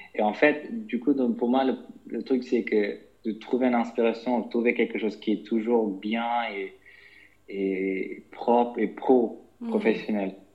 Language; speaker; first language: French; non-native, fluent; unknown